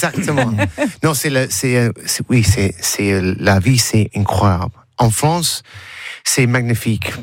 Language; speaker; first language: French; non-native, learner; English